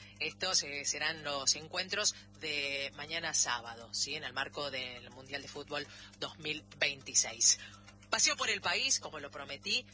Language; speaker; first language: Spanish; native; Spanish